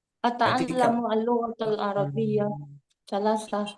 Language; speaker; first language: Arabic; non-native, learner; Indonesian